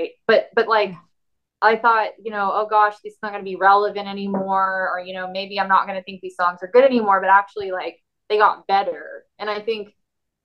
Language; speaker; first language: English; native; English